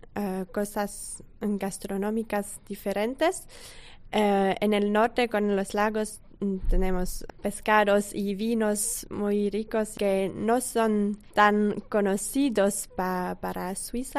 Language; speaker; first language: Spanish; non-native, fluent; French